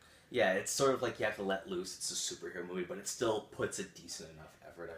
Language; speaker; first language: English; native; English